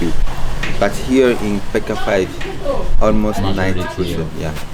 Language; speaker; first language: English; non-native, fluent; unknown